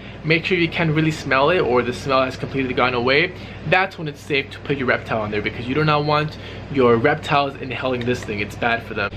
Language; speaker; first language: English; native; English